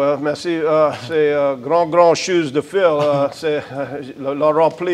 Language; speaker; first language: French; non-native, local second language; English